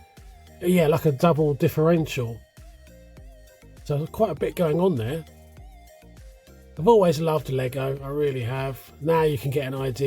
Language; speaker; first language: English; native; English